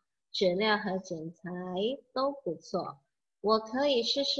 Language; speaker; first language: Chinese; non-native, fluent; Indonesian